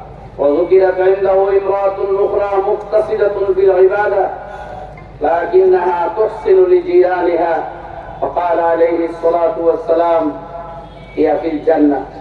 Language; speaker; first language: Arabic; non-native, fluent; Bangla